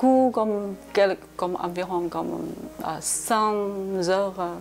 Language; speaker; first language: French; non-native, learner; Chinese